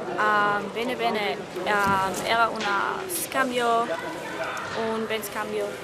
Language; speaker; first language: Italian; non-native, learner; German